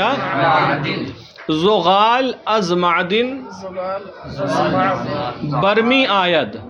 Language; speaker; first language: Persian; non-native, fluent; Urdu